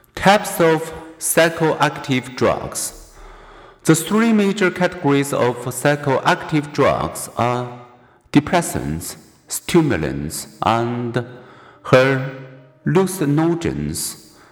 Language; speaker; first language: English; non-native, fluent; Chinese